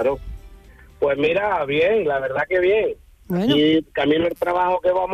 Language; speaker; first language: Spanish; native; Spanish